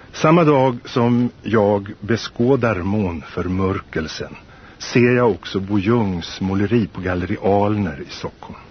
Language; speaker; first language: Swedish; native; Swedish